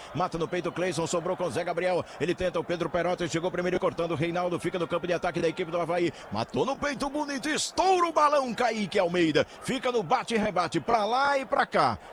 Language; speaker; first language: Portuguese; native; Portuguese